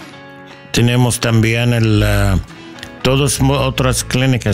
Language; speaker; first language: Spanish; non-native, learner; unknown